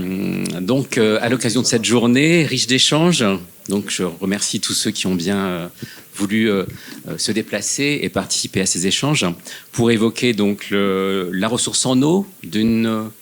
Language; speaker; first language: French; native; French